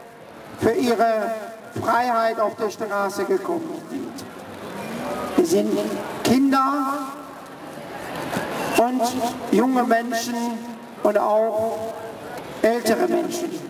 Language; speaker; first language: German; early bilingual, other home language; Persian